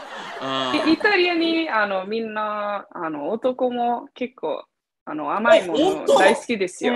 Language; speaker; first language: Japanese; non-native, fluent; Italian